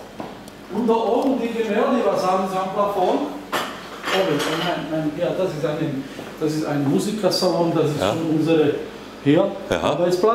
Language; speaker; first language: German; non-native, learner; Slovak